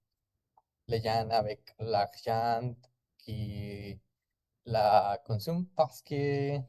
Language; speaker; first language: French; non-native, learner; Spanish